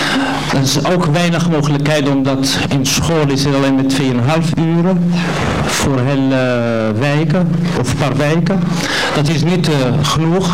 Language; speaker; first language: Dutch; non-native, learner; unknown